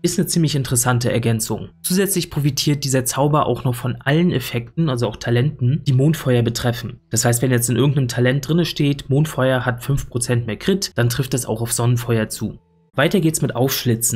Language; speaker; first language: German; native; German